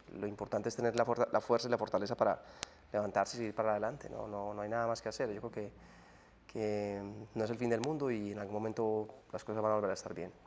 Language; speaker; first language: Spanish; native; Spanish